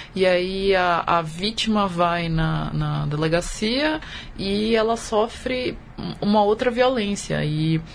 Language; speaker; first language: Portuguese; native; Portuguese